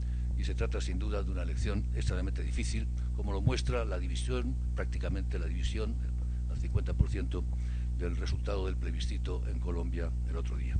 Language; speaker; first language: Spanish; native; Spanish